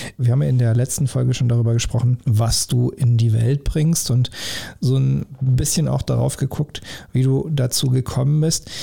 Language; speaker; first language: German; native; German